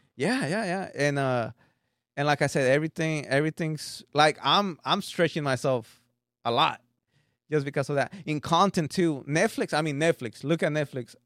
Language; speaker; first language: English; early bilingual, other home language; Spanish